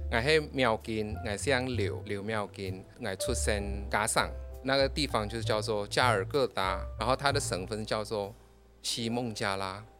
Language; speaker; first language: Chinese; early bilingual, heritage; Chinese